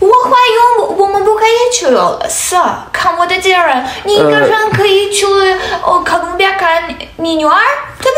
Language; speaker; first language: Chinese; non-native, learner; Russian